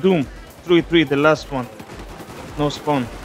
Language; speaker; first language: English; non-native, learner; Turkish